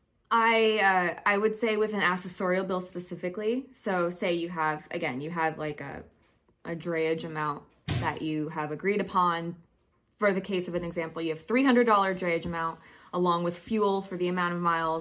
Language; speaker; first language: English; native; English